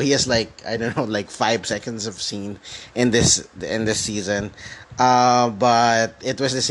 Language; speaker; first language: English; non-native, local second language; Filipino